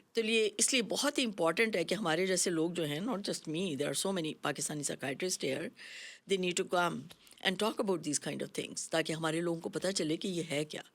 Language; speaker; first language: Urdu; native; Urdu